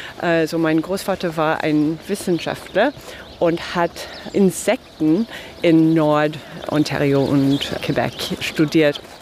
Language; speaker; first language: German; non-native, fluent; English